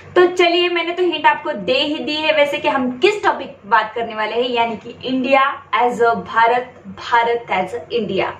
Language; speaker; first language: Hindi; non-native, local second language; Marathi